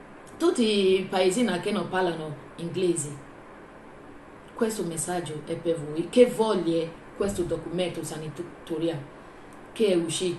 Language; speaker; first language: Italian; non-native, learner; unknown